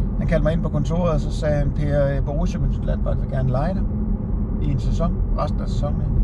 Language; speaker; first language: Danish; native; Danish